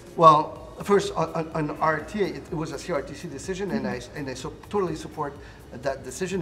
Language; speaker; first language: English; non-native, fluent; Spanish